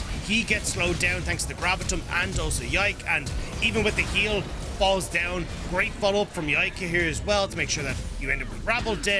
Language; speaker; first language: English; native; English